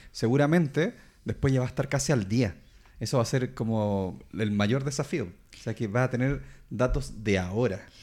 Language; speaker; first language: Spanish; native; Spanish